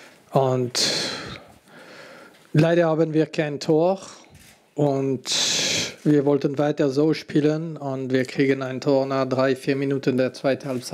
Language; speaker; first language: German; non-native, local second language; French